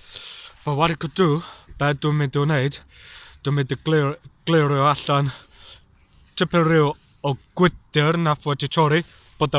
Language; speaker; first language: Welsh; non-native, learner; English